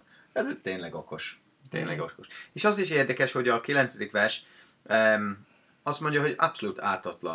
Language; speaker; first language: Hungarian; non-native, learner; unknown